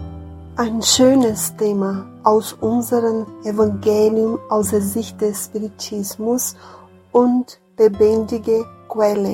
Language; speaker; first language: German; non-native, fluent; Portuguese